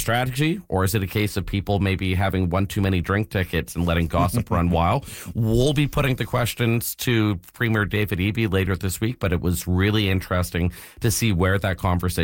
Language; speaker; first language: English; native; English